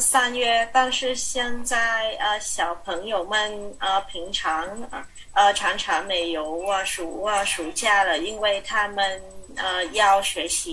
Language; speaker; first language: Chinese; non-native, fluent; Vietnamese